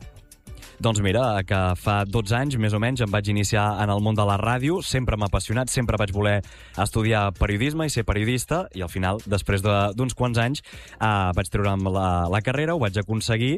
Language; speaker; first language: Catalan; native; Catalan